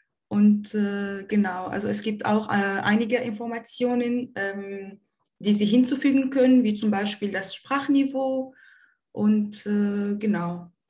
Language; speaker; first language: German; non-native, fluent; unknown